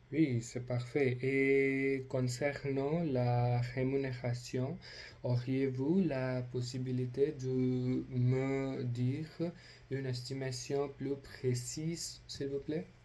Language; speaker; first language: French; non-native, learner; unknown